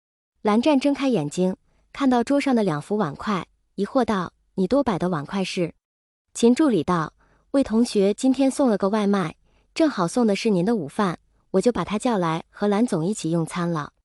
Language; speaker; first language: Chinese; native; Chinese